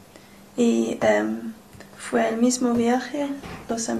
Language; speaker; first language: Spanish; non-native, learner; English